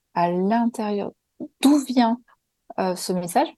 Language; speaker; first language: French; native; French